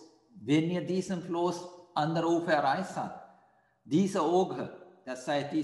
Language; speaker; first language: German; non-native, fluent; Sinhala